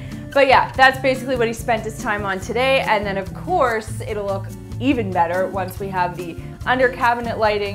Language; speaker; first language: English; native; English